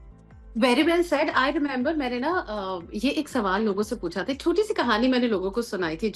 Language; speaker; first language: Hindi; native; Hindi